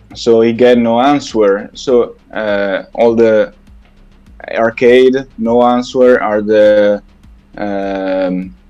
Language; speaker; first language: English; non-native, learner; Italian